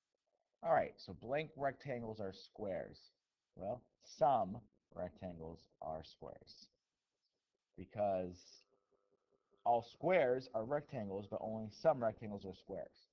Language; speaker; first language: English; native; English